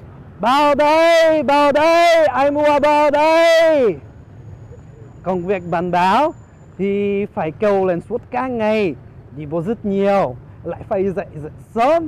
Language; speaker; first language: Vietnamese; non-native, fluent; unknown